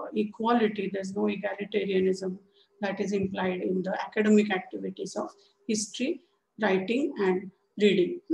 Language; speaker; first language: English; non-native, local second language; Marathi